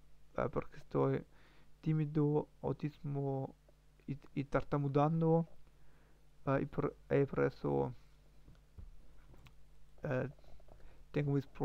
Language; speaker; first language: Spanish; non-native, learner; German